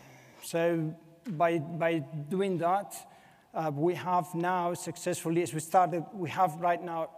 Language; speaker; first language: English; non-native, fluent; Spanish